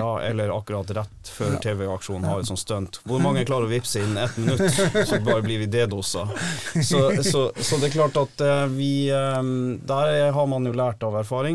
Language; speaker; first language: Norwegian; native; Norwegian